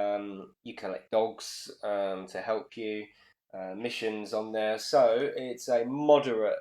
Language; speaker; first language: English; native; English